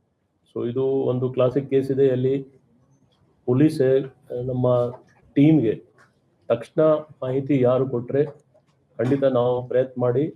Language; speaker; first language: Kannada; non-native, fluent; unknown